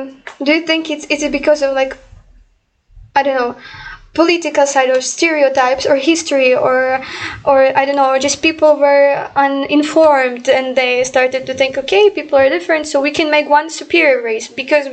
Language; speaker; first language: English; non-native, fluent; Ukrainian